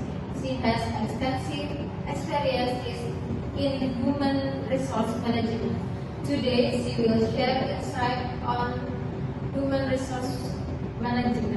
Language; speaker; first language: English; non-native, learner; Indonesian